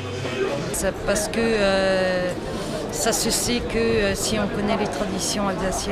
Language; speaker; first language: French; native; French